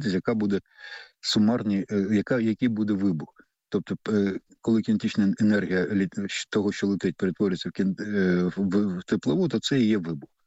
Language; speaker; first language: Ukrainian; native; Ukrainian